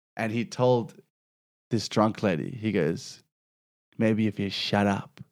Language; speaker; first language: English; native; English